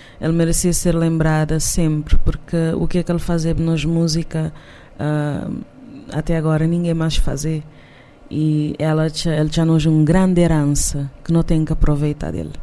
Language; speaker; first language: Portuguese; non-native, local second language; Kabuverdianu